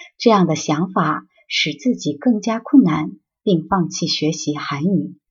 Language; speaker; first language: Chinese; non-native, fluent; Korean